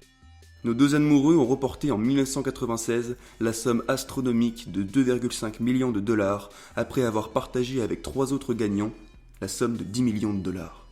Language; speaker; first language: French; native; French